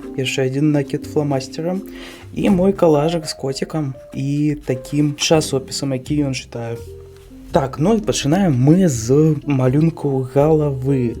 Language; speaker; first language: Belarusian; non-native, local second language; Russian